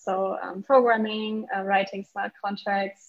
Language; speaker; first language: English; non-native, fluent; German